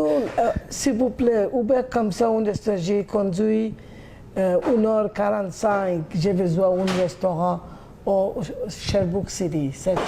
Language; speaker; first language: French; non-native, learner; Bangla